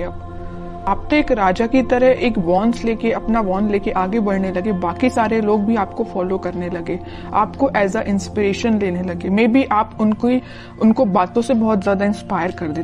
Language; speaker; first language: Hindi; native; Hindi